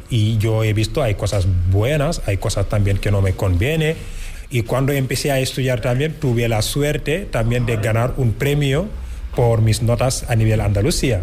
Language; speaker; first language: Spanish; non-native, fluent; Wolof